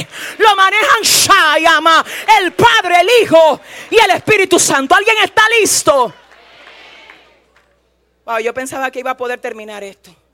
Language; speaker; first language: Spanish; native; Spanish